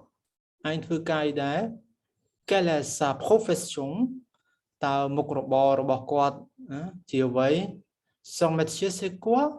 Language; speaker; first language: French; non-native, fluent; Khmer